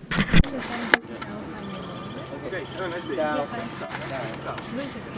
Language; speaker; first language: German; non-native, fluent; Russian